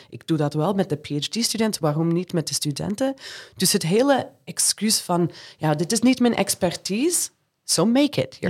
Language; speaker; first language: Dutch; non-native, fluent; English